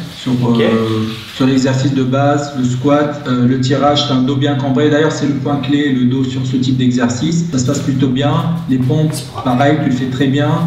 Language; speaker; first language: French; native; French